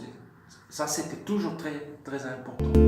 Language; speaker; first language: French; non-native, fluent; German